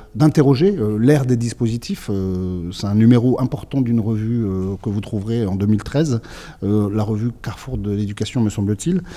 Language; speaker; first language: French; native; French